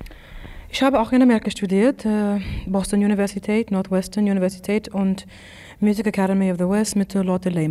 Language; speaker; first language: German; non-native, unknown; English